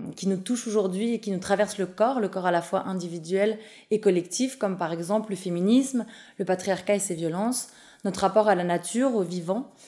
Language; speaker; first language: French; native; French